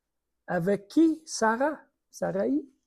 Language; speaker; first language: French; native; French